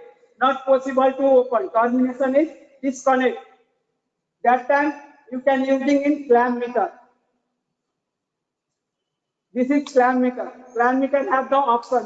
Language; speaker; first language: English; non-native, learner; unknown